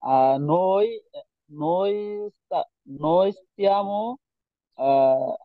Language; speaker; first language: Italian; non-native, learner; Bangla